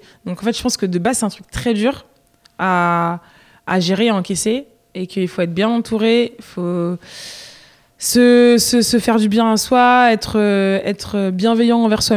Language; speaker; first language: French; native; French